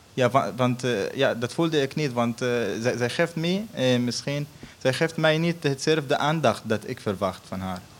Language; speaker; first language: Dutch; non-native, learner; Arabic